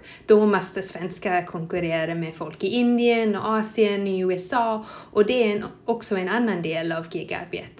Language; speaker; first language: Swedish; non-native, fluent; English